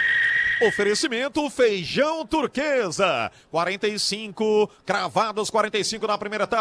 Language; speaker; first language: Portuguese; native; Portuguese